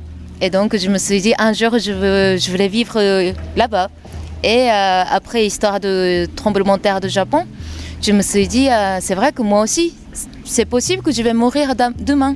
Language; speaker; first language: French; non-native, learner; Japanese